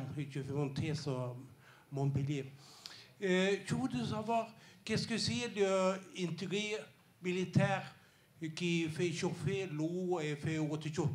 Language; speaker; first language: French; non-native, learner; Swedish